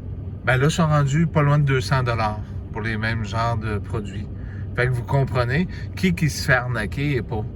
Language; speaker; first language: French; native; French